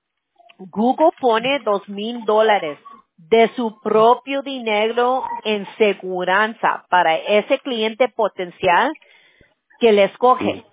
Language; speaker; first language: Spanish; early bilingual, heritage; Spanish